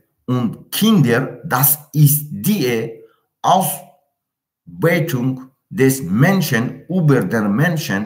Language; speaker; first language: German; non-native, learner; Tajik